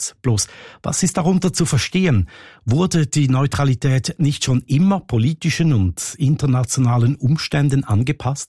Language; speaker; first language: German; native; German